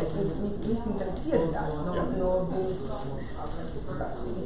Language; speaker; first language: German; non-native, fluent; Serbian